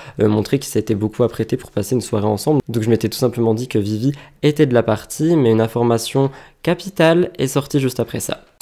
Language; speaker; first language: French; native; French